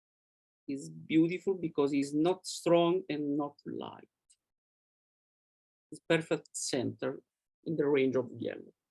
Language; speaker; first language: English; non-native, learner; Italian